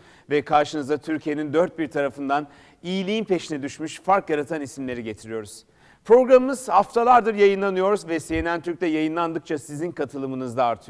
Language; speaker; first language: Turkish; native; Turkish